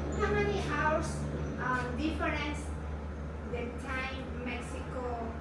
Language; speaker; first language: English; non-native, learner; Spanish